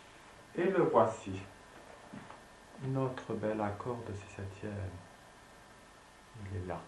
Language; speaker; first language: French; native; French